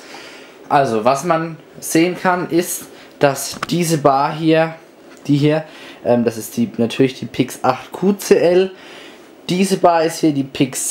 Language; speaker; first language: German; native; German